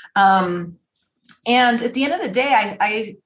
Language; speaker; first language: English; native; English